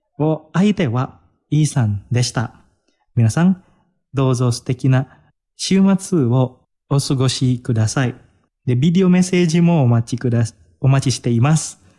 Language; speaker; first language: Japanese; non-native, fluent; Indonesian